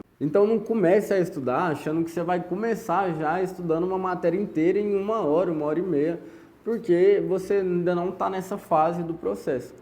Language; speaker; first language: Portuguese; native; Portuguese